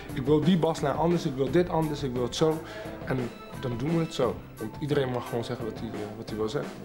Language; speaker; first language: Dutch; native; Dutch